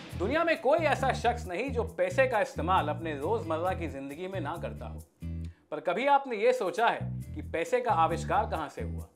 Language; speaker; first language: Hindi; native; Hindi